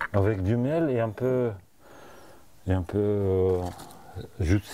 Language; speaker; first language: French; non-native, fluent; Bulgarian